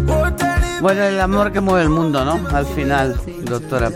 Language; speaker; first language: Spanish; native; Spanish